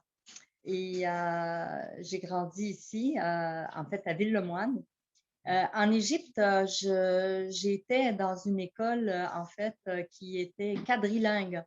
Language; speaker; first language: French; early bilingual, heritage; French